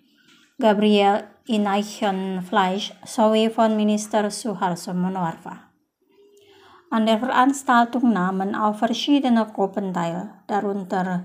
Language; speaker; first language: German; non-native, fluent; Indonesian